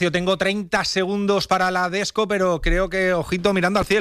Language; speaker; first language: Spanish; native; Spanish